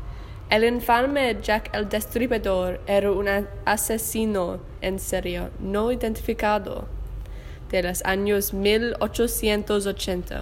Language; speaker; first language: Spanish; non-native, learner; English